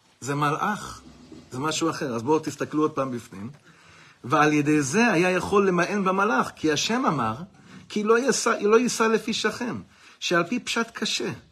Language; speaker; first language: Hebrew; non-native, fluent; English